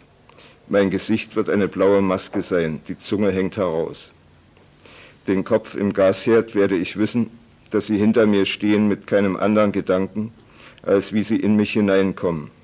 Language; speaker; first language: German; native; German